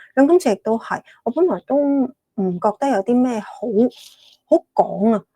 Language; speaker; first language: Cantonese; native; Cantonese